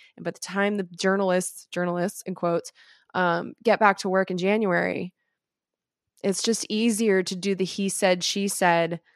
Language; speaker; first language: English; native; English